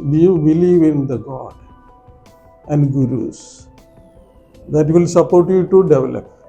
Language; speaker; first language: English; non-native, local second language; Malayalam